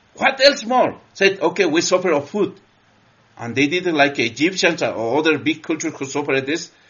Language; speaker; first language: English; non-native, learner; Spanish